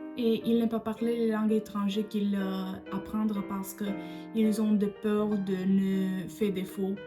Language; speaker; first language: French; non-native, learner; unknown